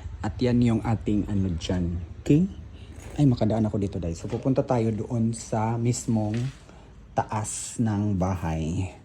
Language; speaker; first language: Filipino; non-native, local second language; Cebuano